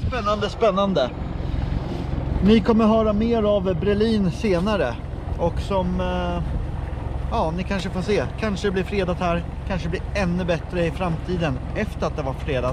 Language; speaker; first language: Swedish; native; Swedish